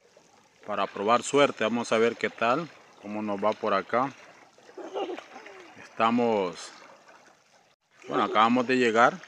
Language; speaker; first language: Spanish; native; Spanish